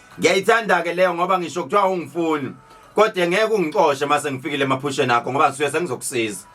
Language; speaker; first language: Zulu; native; Zulu